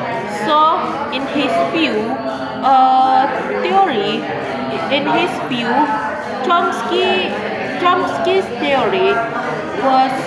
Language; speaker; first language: English; non-native, learner; Indonesian